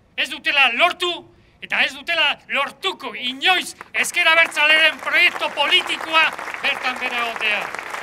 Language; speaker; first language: Basque; native; Basque